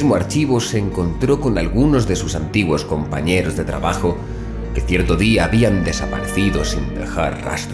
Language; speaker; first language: Spanish; native; Spanish